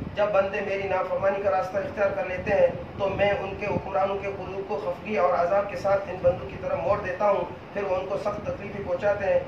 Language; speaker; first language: Urdu; non-native, local second language; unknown